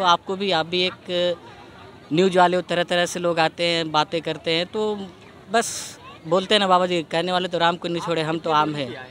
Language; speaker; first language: Hindi; native; Hindi